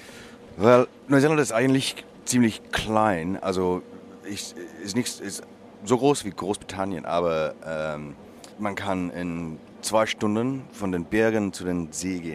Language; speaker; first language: German; non-native, learner; English